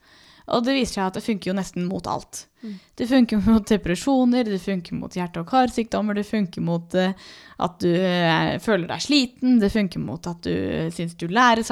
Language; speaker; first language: Norwegian; native; Norwegian